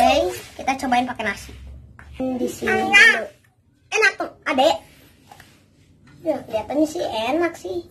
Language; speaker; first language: Indonesian; native; Indonesian